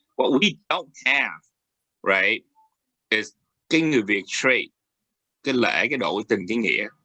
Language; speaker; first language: Vietnamese; early bilingual, heritage; Vietnamese